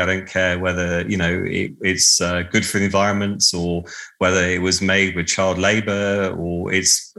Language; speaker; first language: English; native; English